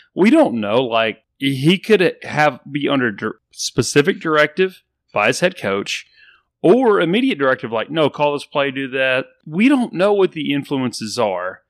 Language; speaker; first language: English; native; English